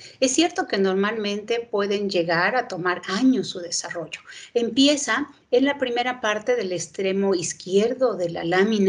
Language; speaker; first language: Spanish; native; Spanish